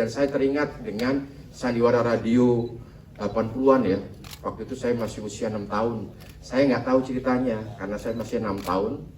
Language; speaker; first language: Indonesian; native; Indonesian